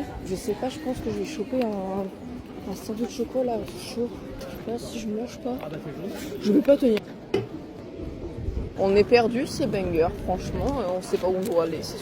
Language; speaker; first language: French; native; French